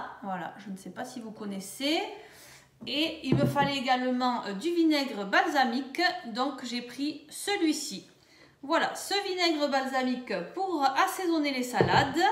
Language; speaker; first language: French; native; French